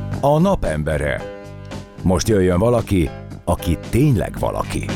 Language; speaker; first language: Hungarian; native; Hungarian